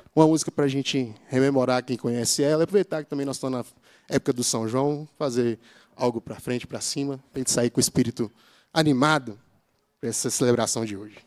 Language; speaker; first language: Portuguese; native; Portuguese